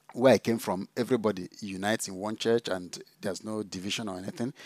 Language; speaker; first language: English; non-native, local second language; Igbo